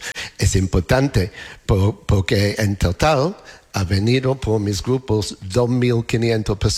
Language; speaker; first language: Spanish; non-native, learner; English